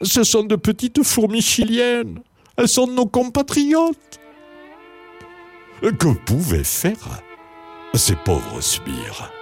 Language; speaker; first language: French; native; French